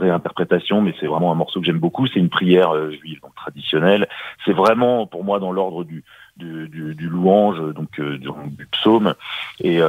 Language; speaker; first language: French; native; French